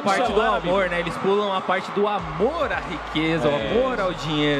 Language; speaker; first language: Portuguese; native; Portuguese